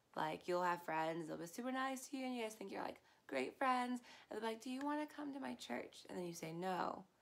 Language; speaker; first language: English; native; English